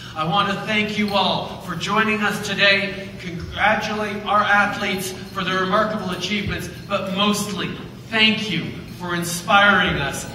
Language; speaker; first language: English; early bilingual, other home language; French